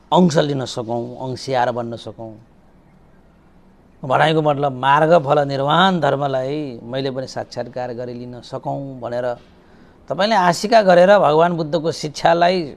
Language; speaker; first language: Nepali; native; Nepali